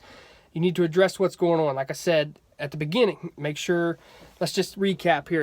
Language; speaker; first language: English; native; English